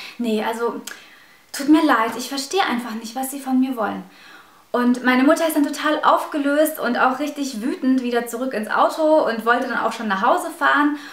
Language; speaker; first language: German; early bilingual, other home language; Russian